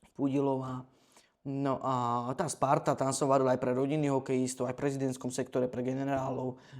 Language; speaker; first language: Slovak; native; Slovak